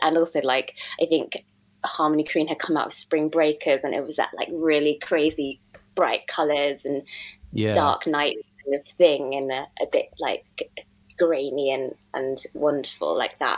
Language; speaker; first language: English; native; English